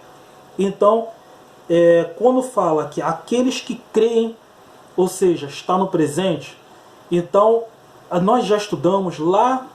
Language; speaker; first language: Portuguese; native; Portuguese